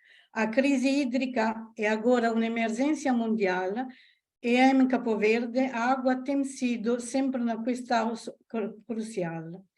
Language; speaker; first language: Portuguese; non-native, learner; Italian